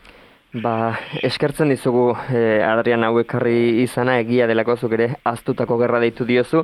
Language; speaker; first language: Basque; native; Basque